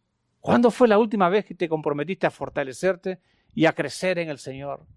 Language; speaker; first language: Spanish; native; Spanish